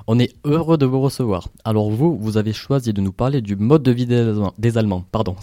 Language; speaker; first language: French; native; French